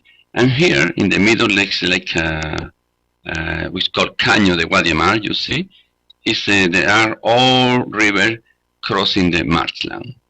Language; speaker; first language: English; non-native, learner; Spanish